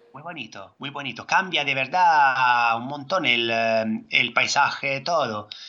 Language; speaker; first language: Spanish; non-native, fluent; Italian